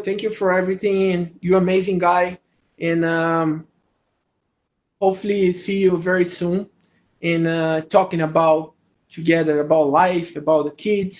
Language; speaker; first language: English; non-native, learner; Portuguese